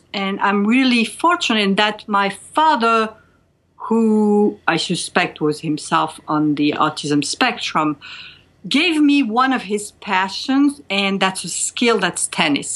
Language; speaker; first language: English; non-native, fluent; French